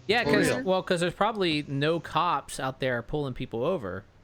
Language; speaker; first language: English; native; English